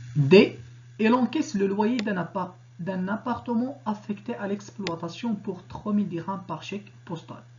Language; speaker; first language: French; non-native, local second language; Arabic